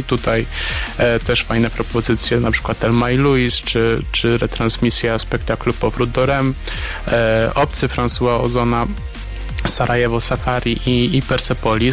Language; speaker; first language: Polish; native; Polish